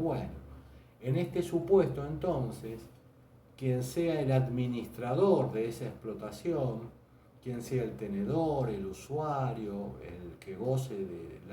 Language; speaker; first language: Spanish; native; Spanish